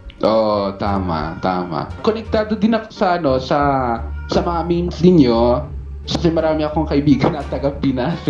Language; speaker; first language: Filipino; non-native, fluent; Portuguese